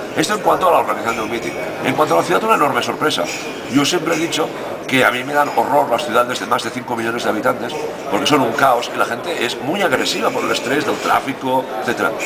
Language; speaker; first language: Spanish; non-native, local second language; Catalan